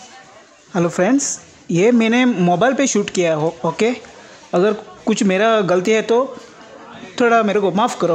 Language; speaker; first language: Hindi; non-native, local second language; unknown